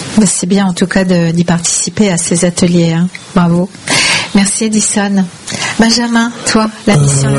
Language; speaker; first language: French; native; French